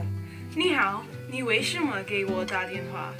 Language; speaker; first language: Chinese; non-native, learner; English